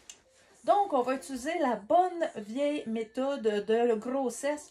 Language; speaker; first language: French; native; French